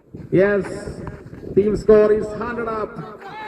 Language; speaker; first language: English; non-native, local second language; Malayalam